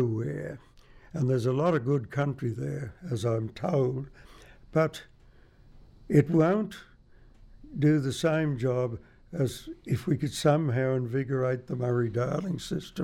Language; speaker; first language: English; native; English